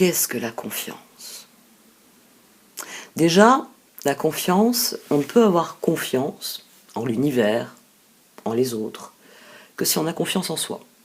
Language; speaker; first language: French; native; French